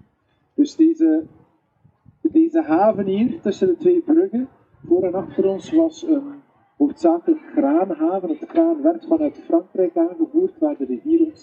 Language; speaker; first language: Dutch; native; Dutch